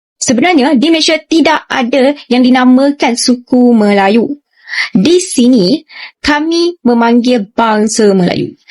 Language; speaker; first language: Malay; native; Malay